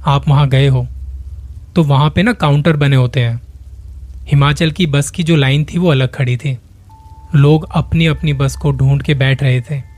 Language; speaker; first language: Hindi; native; Hindi